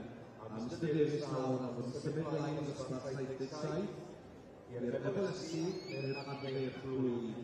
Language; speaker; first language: Welsh; native; Welsh